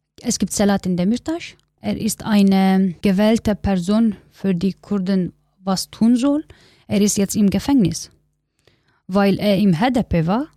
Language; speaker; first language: German; non-native, learner; Kurdish